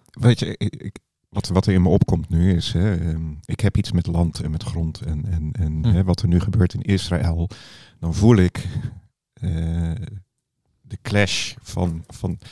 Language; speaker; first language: Dutch; native; Dutch